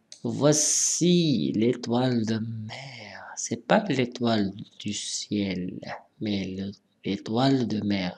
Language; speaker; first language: French; non-native, local second language; Arabic